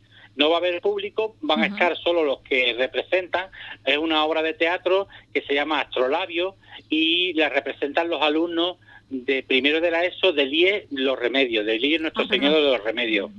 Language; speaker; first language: Spanish; native; Spanish